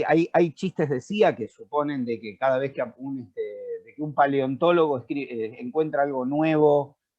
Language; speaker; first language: Spanish; native; Spanish